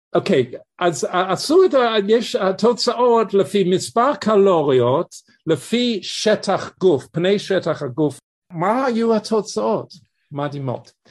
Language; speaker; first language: Hebrew; non-native, fluent; English